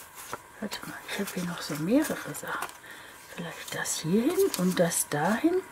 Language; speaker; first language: German; native; German